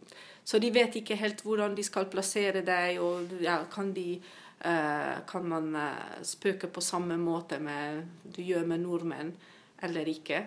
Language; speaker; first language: Norwegian; non-native, fluent; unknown